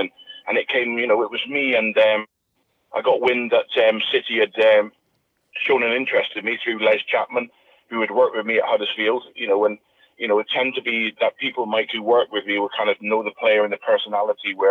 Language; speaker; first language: English; native; English